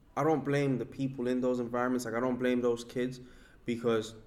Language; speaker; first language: English; non-native, local second language; Yoruba